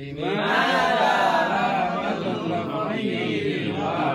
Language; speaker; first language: Arabic; non-native, learner; Indonesian